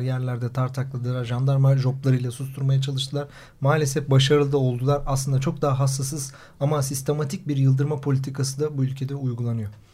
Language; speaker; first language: Turkish; native; Turkish